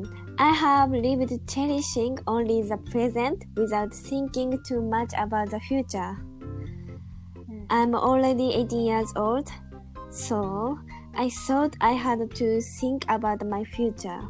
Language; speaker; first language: English; non-native, learner; Japanese